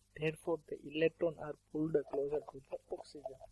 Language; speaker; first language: English; non-native, local second language; Gujarati